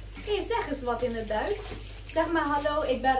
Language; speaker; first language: Dutch; native; Dutch